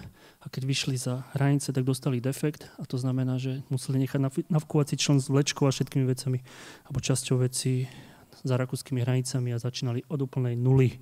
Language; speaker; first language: Slovak; native; Slovak